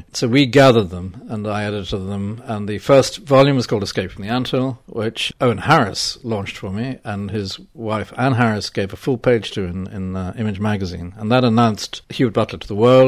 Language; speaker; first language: English; native; English